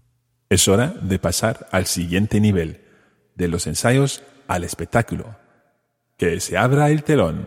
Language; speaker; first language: Spanish; non-native, fluent; English